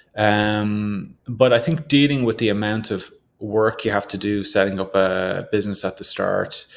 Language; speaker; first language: English; native; English